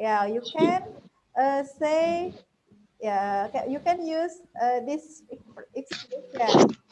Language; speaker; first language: English; non-native, fluent; Indonesian